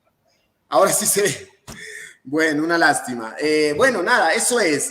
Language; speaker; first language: Spanish; native; Spanish